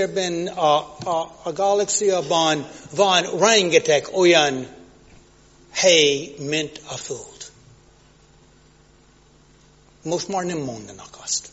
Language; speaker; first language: Hungarian; non-native, fluent; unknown